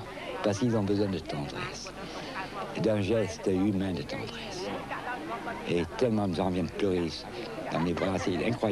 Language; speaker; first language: French; native; French